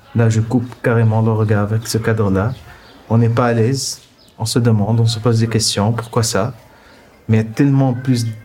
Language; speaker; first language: French; non-native, local second language; Arabic